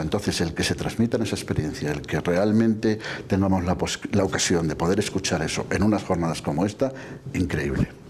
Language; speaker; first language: Spanish; native; Spanish